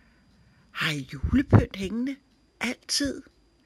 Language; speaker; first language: Danish; native; Danish